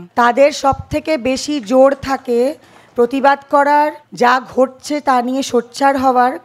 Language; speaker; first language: Bangla; native; Bangla